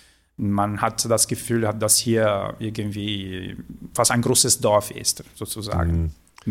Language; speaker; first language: German; non-native, fluent; Italian